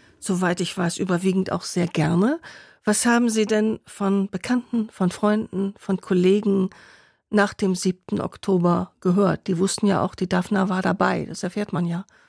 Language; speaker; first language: German; native; German